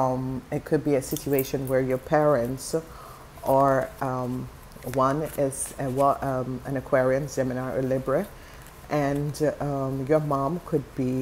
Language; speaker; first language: English; non-native, fluent; Dutch